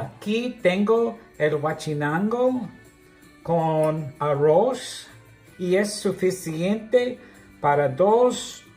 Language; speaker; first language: Spanish; non-native, learner; English